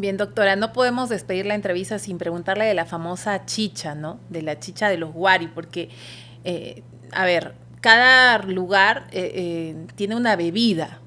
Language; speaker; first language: Spanish; native; Spanish